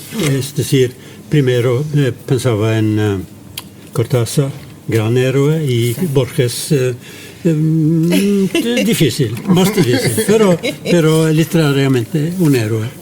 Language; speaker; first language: Spanish; non-native, fluent; Norwegian